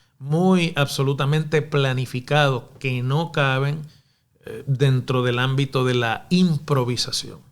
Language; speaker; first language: Spanish; native; Spanish